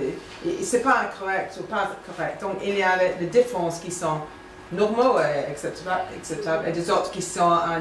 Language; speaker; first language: French; non-native, fluent; English